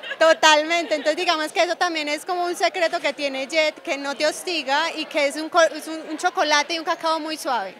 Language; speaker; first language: Spanish; native; Spanish